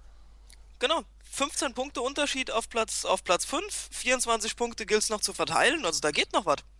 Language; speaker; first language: German; native; German